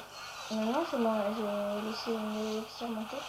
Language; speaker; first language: French; native; French